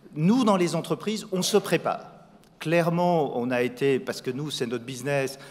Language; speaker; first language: French; native; French